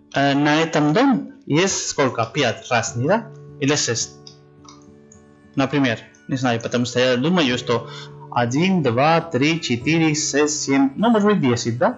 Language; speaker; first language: Russian; non-native, learner; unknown